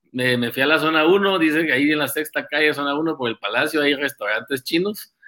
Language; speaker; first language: Spanish; native; Spanish